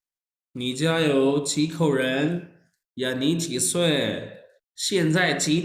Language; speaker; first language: Chinese; non-native, fluent; Urdu